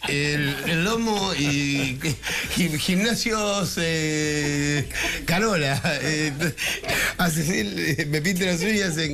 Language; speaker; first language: Spanish; native; Spanish